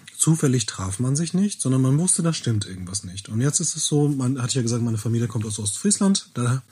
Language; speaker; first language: German; native; German